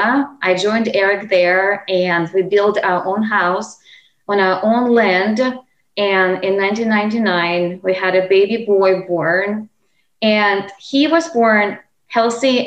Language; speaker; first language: English; non-native, fluent; Russian